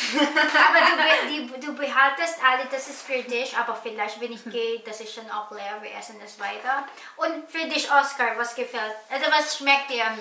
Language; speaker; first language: German; non-native, learner; Filipino